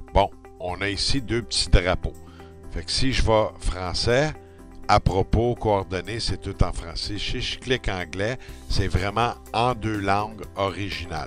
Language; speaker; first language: French; native; French